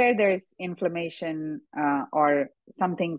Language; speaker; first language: English; non-native, local second language; Tamil